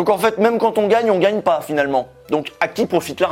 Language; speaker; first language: French; native; French